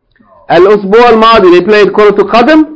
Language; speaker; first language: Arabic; non-native, fluent; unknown